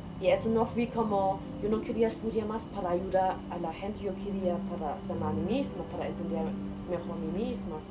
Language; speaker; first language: Spanish; non-native, learner; German